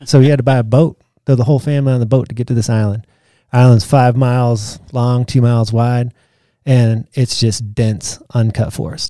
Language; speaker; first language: English; native; English